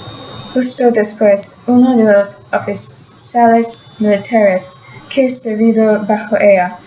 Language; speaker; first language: Spanish; non-native, learner; English